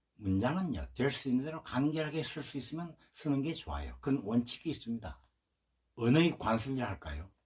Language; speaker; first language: Korean; native; Korean